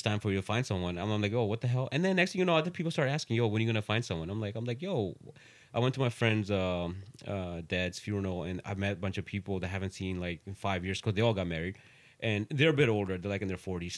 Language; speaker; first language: English; non-native, local second language; Urdu